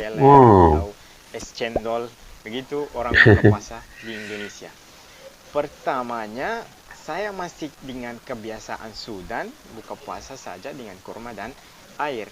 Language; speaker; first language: Indonesian; non-native, fluent; Arabic